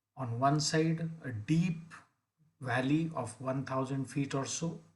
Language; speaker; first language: English; non-native, local second language; Marathi